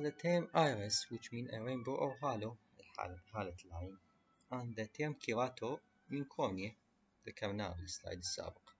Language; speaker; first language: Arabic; native; Arabic